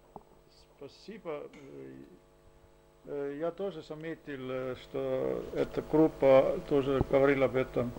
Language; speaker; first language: Russian; non-native, fluent; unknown